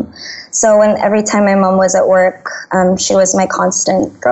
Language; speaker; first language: English; non-native, local second language; Filipino